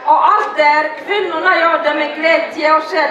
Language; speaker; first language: Swedish; non-native, learner; Swahili